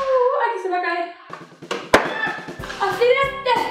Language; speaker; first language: Spanish; native; Spanish